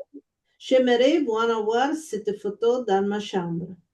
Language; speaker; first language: French; non-native, learner; Spanish